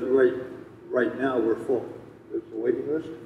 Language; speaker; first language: English; native; English